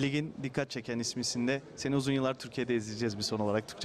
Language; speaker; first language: Turkish; native; Turkish